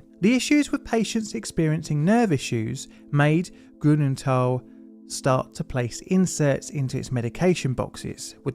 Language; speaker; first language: English; native; English